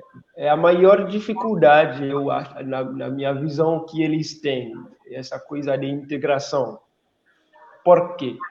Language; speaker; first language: Portuguese; non-native, local second language; Haitian Creole